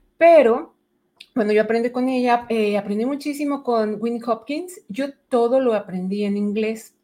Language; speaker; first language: Spanish; native; Spanish